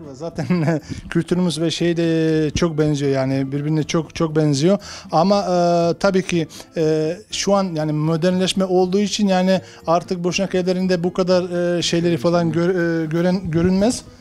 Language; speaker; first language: Turkish; non-native, fluent; Bosnian